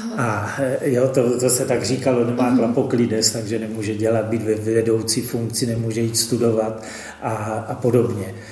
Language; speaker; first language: Czech; native; Czech